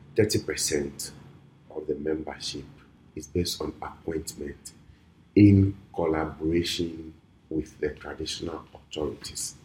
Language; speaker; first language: English; non-native, local second language; Ewe